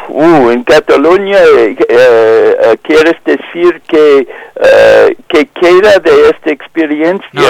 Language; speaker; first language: Spanish; non-native, fluent; English